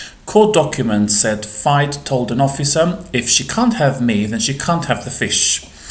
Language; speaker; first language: English; non-native, fluent; Albanian